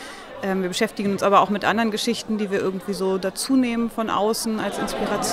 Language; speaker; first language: German; native; German